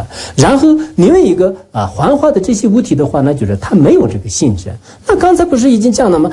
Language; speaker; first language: Chinese; non-native, local second language; Tibetan